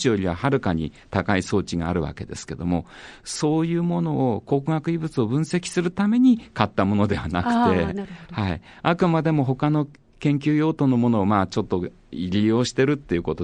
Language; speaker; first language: Japanese; native; Japanese